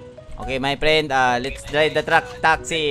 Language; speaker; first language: English; non-native, local second language; Filipino